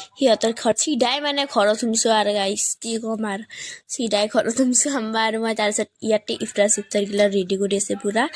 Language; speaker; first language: Assamese; non-native, local second language; Bangla